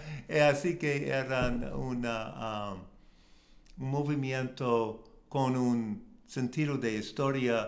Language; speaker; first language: Spanish; non-native, learner; English